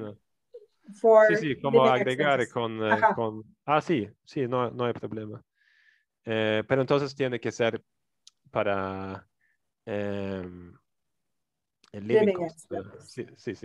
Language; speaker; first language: Spanish; non-native, fluent; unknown